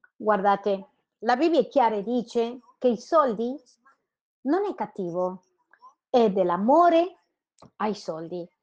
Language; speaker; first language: Italian; non-native, fluent; Spanish